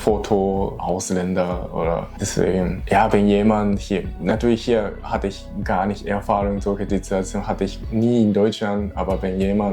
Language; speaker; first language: German; non-native, learner; Japanese